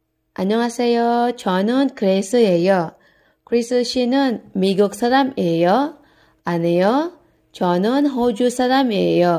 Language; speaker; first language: Korean; non-native, learner; Cebuano